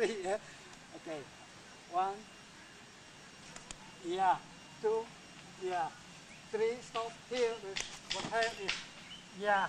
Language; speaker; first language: English; non-native, learner; Indonesian